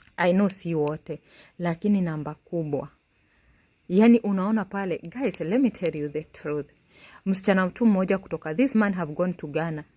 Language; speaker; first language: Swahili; native; Swahili